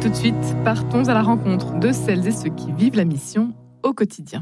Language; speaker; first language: French; native; French